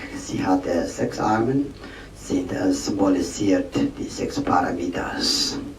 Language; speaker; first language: German; non-native, learner; Tibetan